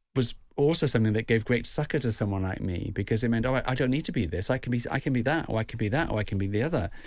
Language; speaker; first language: English; native; English